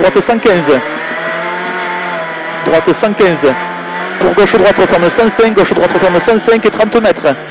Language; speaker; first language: French; native; French